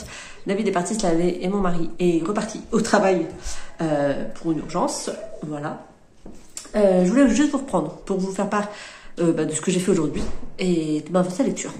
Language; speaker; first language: French; native; French